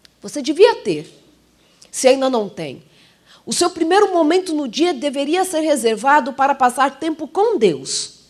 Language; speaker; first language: Portuguese; native; Portuguese